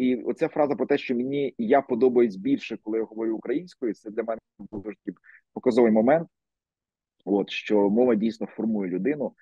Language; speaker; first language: Ukrainian; native; Ukrainian